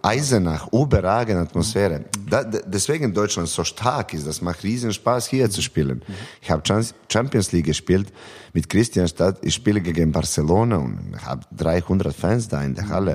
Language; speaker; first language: German; non-native, learner; Serbian